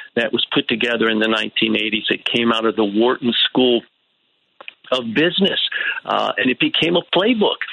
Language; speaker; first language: English; native; English